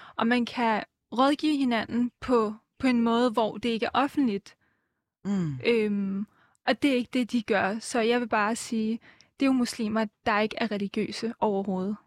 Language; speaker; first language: Danish; early bilingual, other home language; Persian